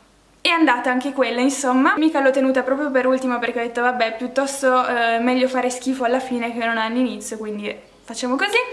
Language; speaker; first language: Italian; native; Italian